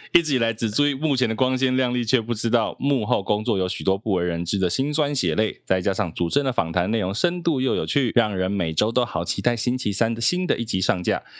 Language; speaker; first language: Chinese; native; Chinese